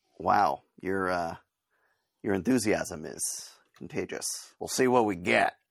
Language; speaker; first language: English; native; English